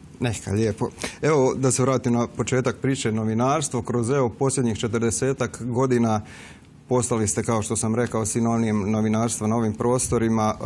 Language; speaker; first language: Croatian; native; Croatian